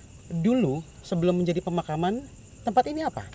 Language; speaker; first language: Indonesian; native; Indonesian